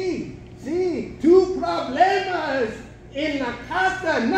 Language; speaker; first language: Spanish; non-native, learner; English